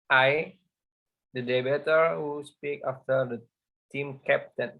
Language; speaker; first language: English; non-native, learner; Indonesian